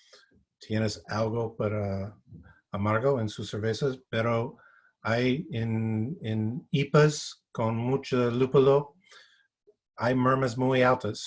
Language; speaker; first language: Spanish; non-native, fluent; English